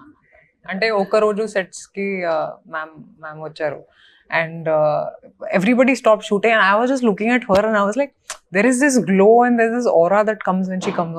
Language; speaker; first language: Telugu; non-native, local second language; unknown